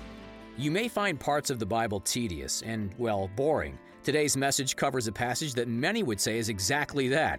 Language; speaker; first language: English; native; English